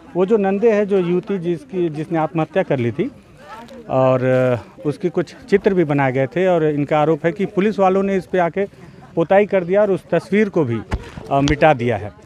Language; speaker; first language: Hindi; native; Hindi